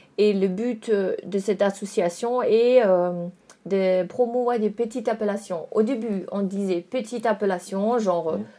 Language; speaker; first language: French; non-native, fluent; German